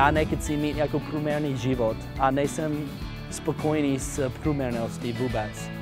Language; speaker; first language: Czech; non-native, fluent; English